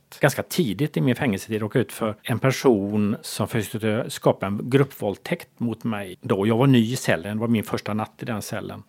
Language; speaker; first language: Swedish; native; Swedish